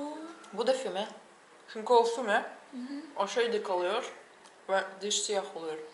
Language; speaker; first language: Turkish; non-native, fluent; Russian